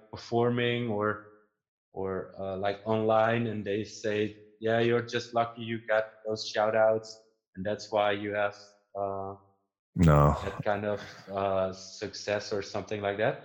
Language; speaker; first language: English; non-native, fluent; Dutch